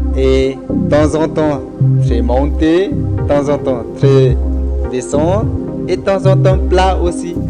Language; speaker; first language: French; non-native, learner; Sherpa